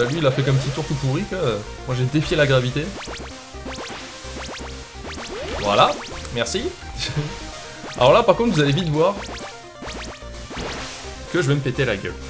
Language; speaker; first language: French; native; French